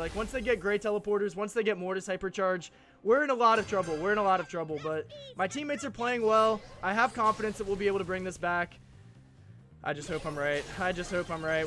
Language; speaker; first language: English; native; English